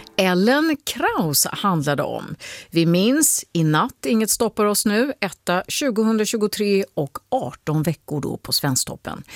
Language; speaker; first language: Swedish; native; Swedish